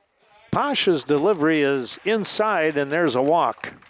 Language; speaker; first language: English; native; English